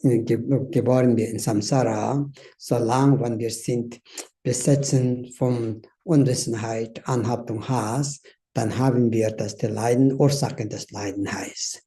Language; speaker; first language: German; non-native, learner; Tibetan